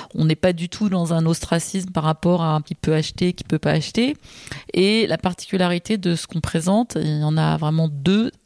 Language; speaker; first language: French; native; French